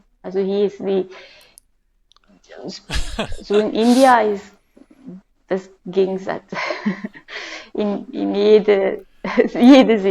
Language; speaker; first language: German; non-native, fluent; Hungarian